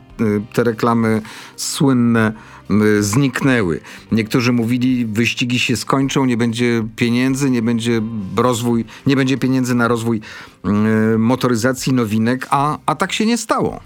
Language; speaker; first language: Polish; native; Polish